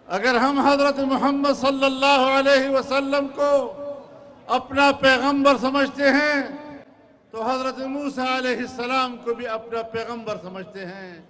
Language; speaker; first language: Urdu; non-native, local second language; Pashto